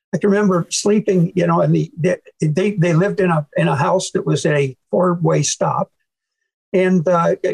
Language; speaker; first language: English; native; English